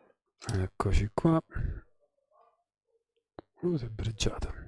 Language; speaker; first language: Italian; native; Italian